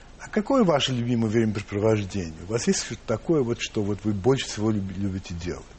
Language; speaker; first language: Russian; early bilingual, heritage; English